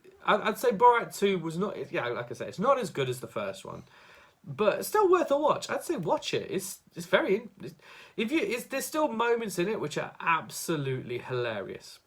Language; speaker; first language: English; native; English